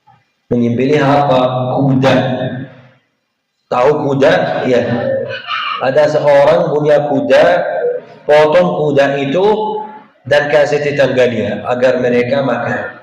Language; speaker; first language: Indonesian; non-native, fluent; Arabic